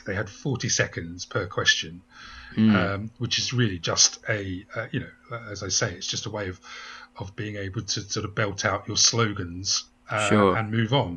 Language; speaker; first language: English; native; English